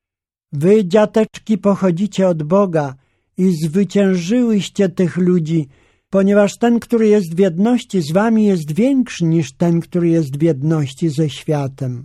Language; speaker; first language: Polish; native; Polish